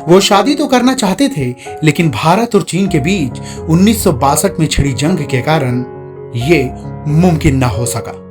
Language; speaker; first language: Hindi; native; Hindi